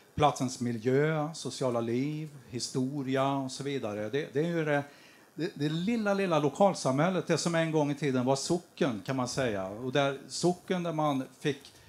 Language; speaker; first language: Swedish; native; Swedish